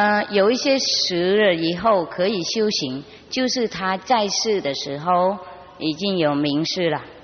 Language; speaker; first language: Chinese; non-native, fluent; Vietnamese